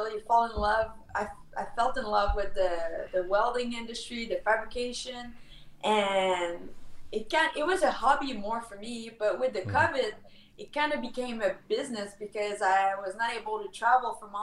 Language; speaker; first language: English; non-native, fluent; French